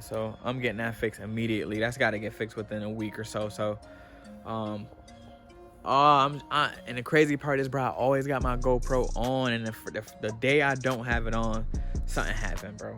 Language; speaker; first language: English; native; English